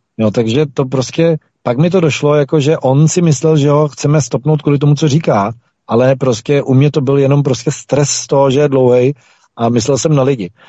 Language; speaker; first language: Czech; native; Czech